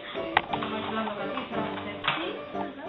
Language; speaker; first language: Spanish; non-native, local second language; Galician